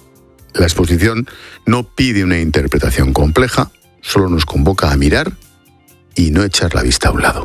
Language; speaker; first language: Spanish; native; Spanish